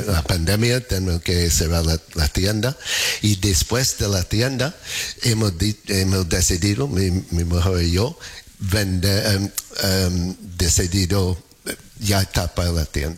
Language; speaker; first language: Spanish; non-native, fluent; English